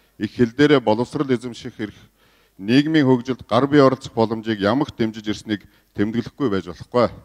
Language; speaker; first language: Mongolian; non-native, local second language; Kazakh